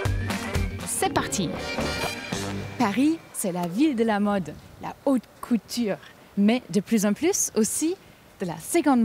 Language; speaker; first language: French; non-native, fluent; German